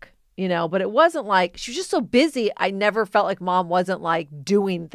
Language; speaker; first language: English; native; English